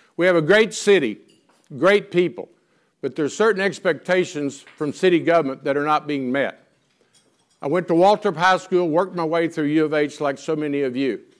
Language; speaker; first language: English; native; English